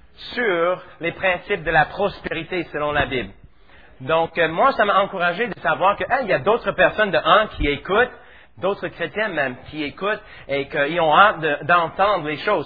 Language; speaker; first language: French; native; French